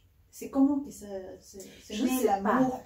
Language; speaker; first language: French; non-native, fluent; Spanish